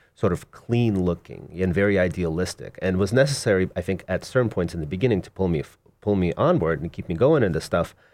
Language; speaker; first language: English; early bilingual, other home language; Russian